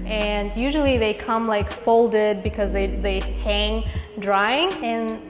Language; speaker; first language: English; non-native, fluent; Kazakh